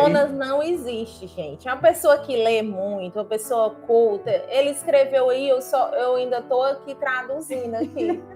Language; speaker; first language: Portuguese; native; Portuguese